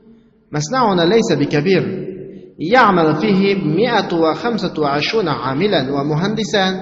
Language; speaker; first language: Arabic; non-native, fluent; Uzbek